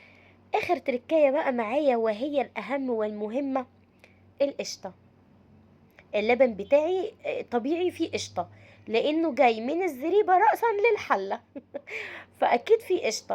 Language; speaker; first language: Arabic; native; Arabic